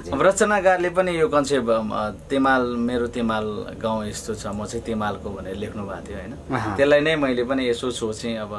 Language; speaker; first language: Nepali; non-native, local second language; Eastern Tamang